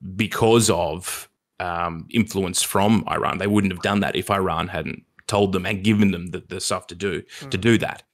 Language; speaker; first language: English; native; English